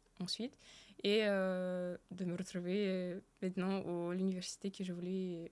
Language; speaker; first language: French; early bilingual, other home language; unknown